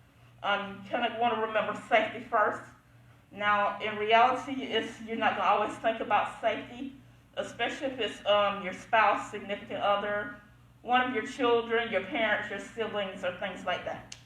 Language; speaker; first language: English; native; English